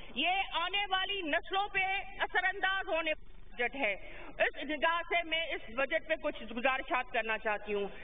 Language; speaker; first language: Urdu; non-native, local second language; Sindhi